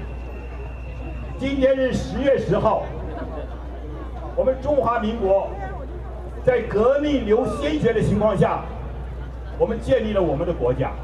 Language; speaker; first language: Chinese; native; Chinese